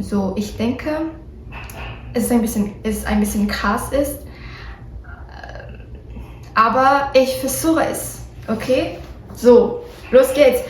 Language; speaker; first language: German; non-native, learner; Portuguese